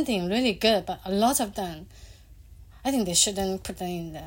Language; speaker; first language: English; non-native, fluent; Chinese